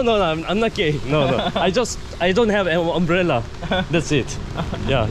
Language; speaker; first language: English; non-native, learner; Korean